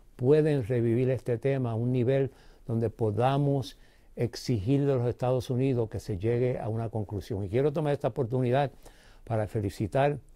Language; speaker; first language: Spanish; early bilingual, heritage; Spanish